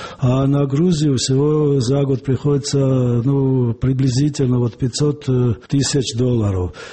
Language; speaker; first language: Russian; non-native, local second language; Georgian